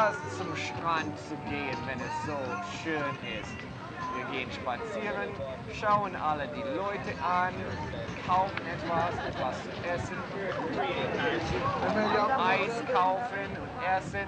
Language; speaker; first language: German; non-native, fluent; English